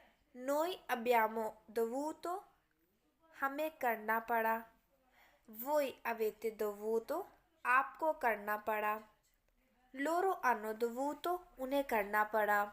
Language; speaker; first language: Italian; non-native, fluent; Urdu